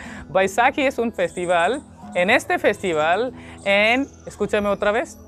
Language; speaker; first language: Spanish; non-native, learner; Hindi